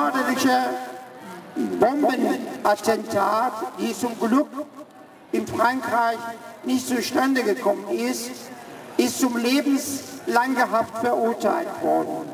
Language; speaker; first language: German; early bilingual, other home language; Persian